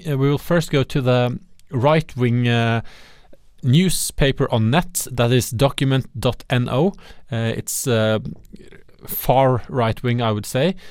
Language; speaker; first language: English; non-native, fluent; Norwegian